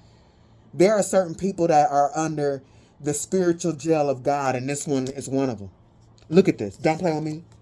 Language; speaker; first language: English; native; English